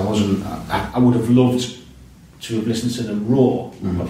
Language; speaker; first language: English; native; English